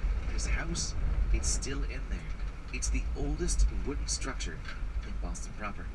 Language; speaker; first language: English; native; English